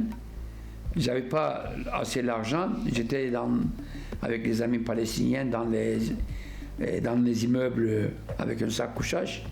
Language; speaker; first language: French; non-native, fluent; Turkish